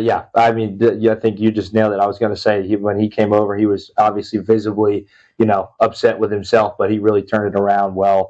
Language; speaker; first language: English; native; English